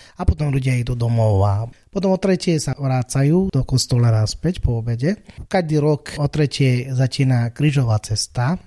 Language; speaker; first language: Slovak; non-native, fluent; Malayalam